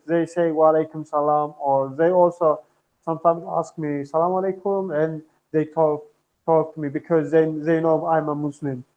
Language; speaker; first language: English; non-native, fluent; Turkmen